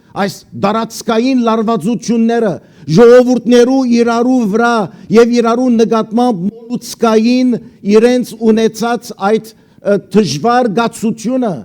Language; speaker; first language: Armenian; early bilingual, heritage; Armenian